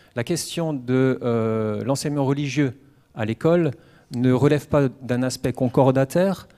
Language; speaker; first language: French; native; French